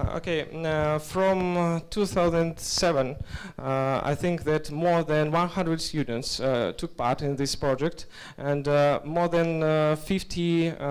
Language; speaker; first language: English; non-native, learner; Russian